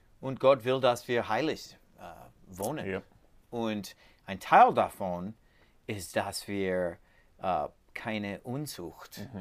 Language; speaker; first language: German; non-native, learner; English